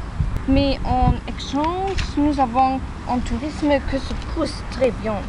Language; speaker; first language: French; non-native, learner; German